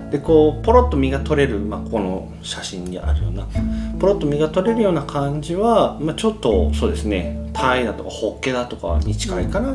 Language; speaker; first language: Japanese; native; Japanese